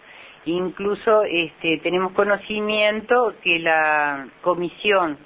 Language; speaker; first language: Spanish; native; Spanish